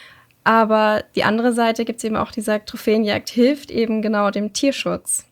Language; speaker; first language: German; native; German